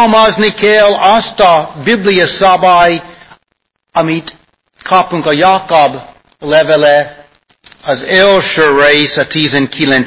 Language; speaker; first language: Hungarian; non-native, fluent; English